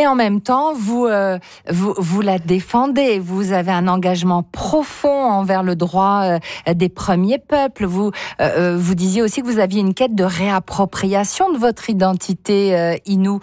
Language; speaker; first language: French; native; French